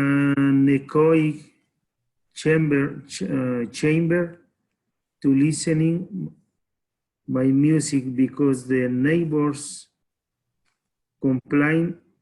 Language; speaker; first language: English; non-native, learner; Spanish